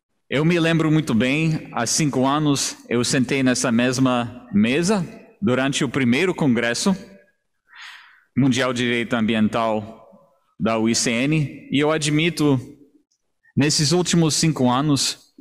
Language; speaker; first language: Portuguese; non-native, fluent; English